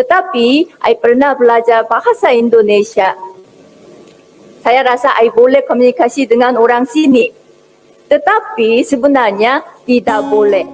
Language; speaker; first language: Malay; non-native, fluent; Korean